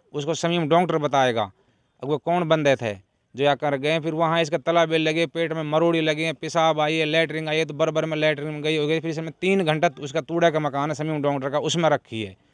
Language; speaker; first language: Hindi; native; Hindi